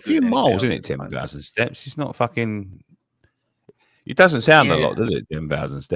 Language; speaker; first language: English; native; English